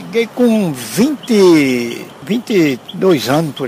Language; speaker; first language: Portuguese; native; Portuguese